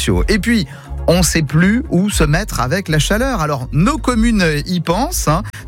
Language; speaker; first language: French; native; French